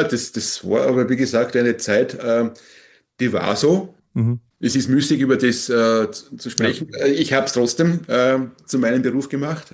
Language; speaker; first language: German; native; German